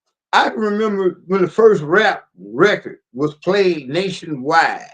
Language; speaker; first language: English; native; English